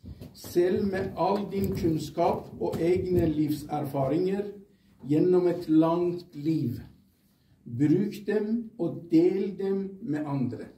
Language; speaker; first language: Norwegian; non-native, fluent; Persian